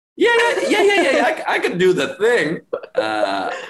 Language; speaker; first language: English; early bilingual, other home language; Spanish